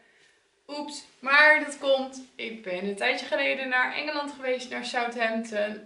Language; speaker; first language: Dutch; native; Dutch